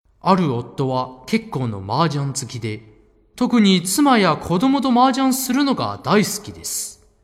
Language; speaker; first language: Japanese; non-native, fluent; Chinese